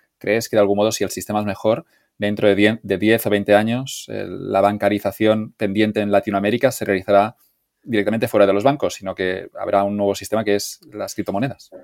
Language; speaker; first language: Spanish; native; Spanish